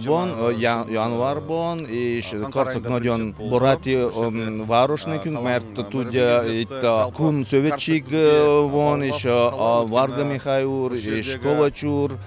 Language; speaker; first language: Hungarian; non-native, fluent; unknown